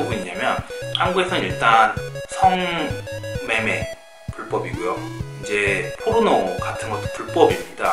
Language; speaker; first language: Korean; native; Korean